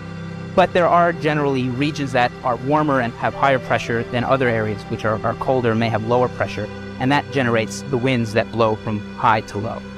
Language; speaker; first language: English; native; English